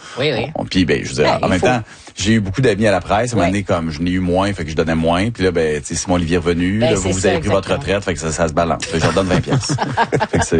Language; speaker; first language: French; native; French